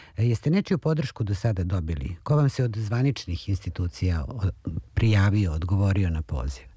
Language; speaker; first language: Serbian; native; Serbian